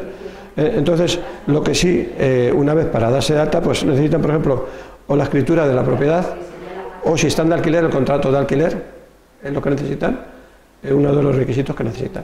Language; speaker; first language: Spanish; native; Spanish